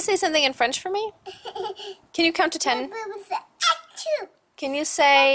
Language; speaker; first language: English; native; English